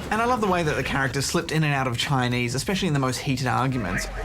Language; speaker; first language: English; native; English